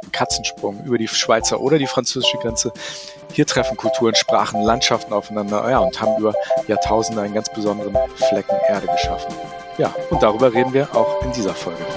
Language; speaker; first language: German; native; German